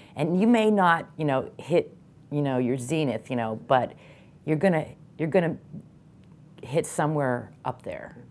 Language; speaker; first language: English; native; English